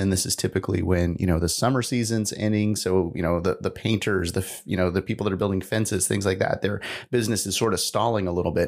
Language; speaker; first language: English; native; English